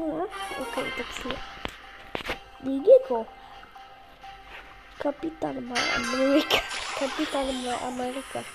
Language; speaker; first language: Polish; non-native, learner; Slovak